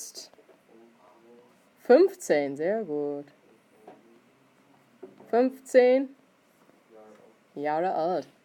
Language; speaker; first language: German; non-native, fluent; English